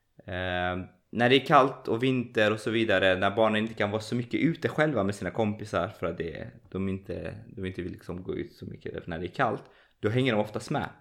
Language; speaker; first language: Swedish; early bilingual, other home language; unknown